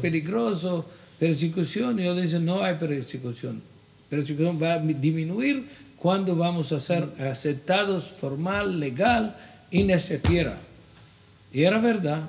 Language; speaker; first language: Spanish; non-native, fluent; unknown